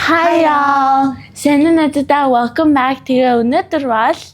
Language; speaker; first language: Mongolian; early bilingual, heritage; Mongolian